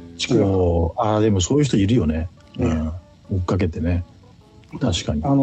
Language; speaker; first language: Japanese; native; Japanese